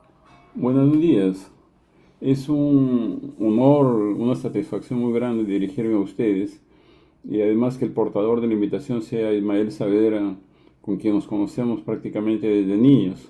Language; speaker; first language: Spanish; native; Spanish